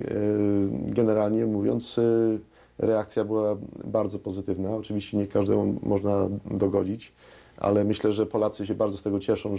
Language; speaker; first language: Polish; early bilingual, heritage; Polish